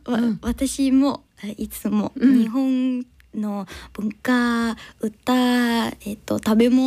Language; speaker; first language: Japanese; non-native, learner; English